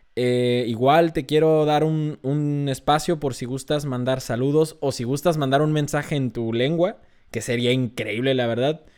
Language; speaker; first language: Spanish; native; Spanish